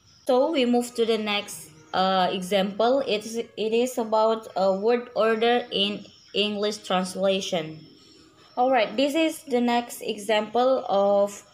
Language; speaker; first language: English; non-native, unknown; Indonesian